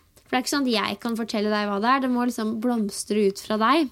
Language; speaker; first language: Norwegian; native; Norwegian